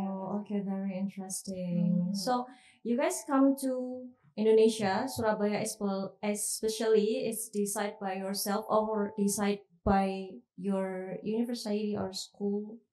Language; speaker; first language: English; non-native, fluent; Indonesian